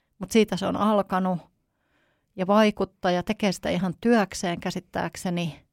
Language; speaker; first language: Finnish; native; Finnish